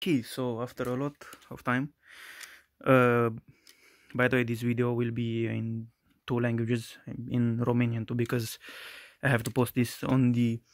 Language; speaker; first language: English; non-native, fluent; Romanian